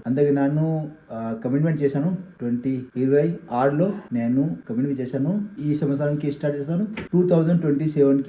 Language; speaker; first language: Telugu; non-native, learner; Hindi